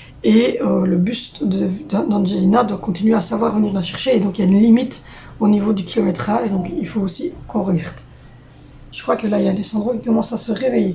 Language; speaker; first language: French; native; French